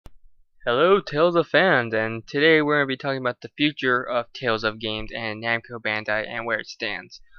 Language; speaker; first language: English; native; English